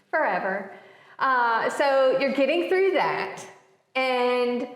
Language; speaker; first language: English; native; English